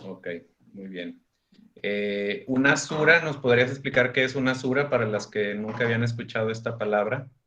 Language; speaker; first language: Spanish; native; Spanish